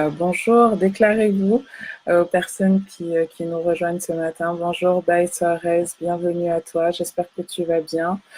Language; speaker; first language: French; native; French